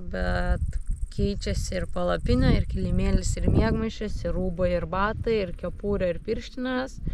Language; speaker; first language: Lithuanian; native; Lithuanian